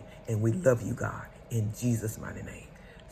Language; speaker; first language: English; native; English